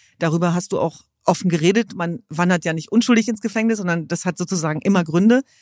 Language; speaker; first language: German; early bilingual, other home language; Kurdish